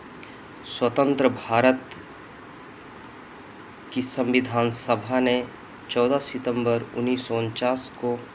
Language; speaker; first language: Hindi; native; Hindi